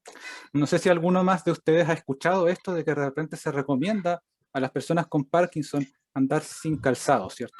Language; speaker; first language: Spanish; native; Spanish